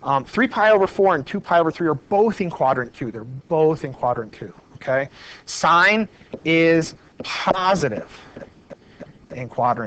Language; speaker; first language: English; native; English